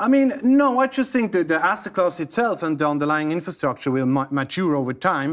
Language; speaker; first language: English; non-native, fluent; German